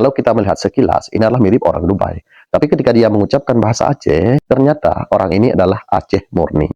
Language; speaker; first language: Indonesian; native; Indonesian